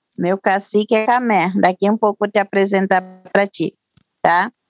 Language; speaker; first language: Portuguese; non-native, local second language; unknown